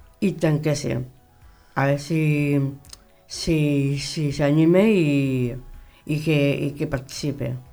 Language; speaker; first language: Catalan; non-native, local second language; Spanish